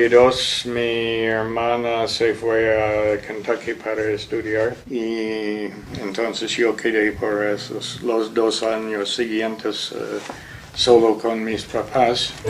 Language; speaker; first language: Spanish; non-native, fluent; English